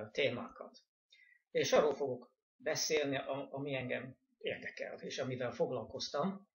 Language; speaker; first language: Hungarian; non-native, fluent; English